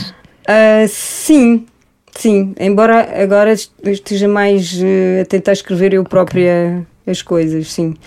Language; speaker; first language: Portuguese; early bilingual, heritage; Portuguese